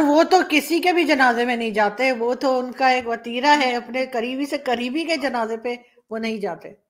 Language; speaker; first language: Urdu; native; Urdu